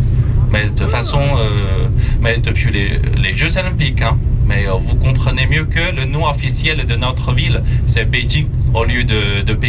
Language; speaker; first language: French; non-native, fluent; Chinese